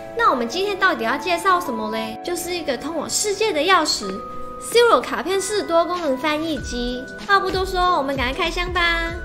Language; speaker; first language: Chinese; non-native, local second language; Cantonese